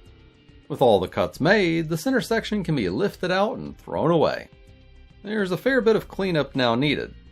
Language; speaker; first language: English; native; English